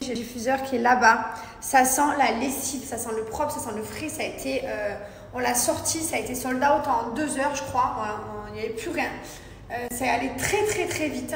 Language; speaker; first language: French; native; French